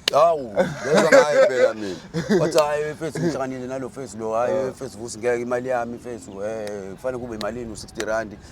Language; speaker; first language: Zulu; native; Zulu